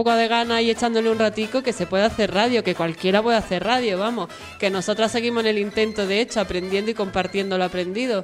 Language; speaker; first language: Spanish; native; Spanish